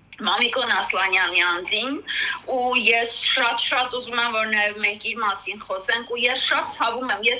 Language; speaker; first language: Armenian; native; Armenian